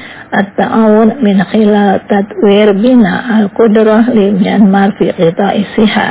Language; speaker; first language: Arabic; non-native, fluent; Indonesian